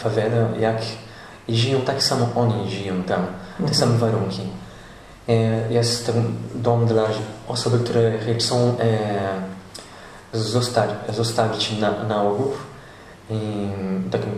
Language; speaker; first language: Polish; non-native, learner; Portuguese